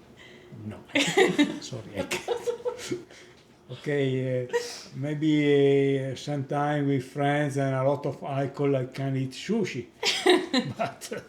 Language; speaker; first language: English; non-native, learner; Italian